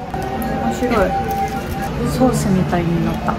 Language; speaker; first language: Japanese; non-native, fluent; Korean